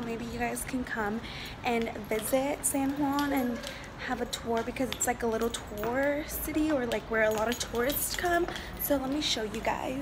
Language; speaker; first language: English; early bilingual, other home language; Spanish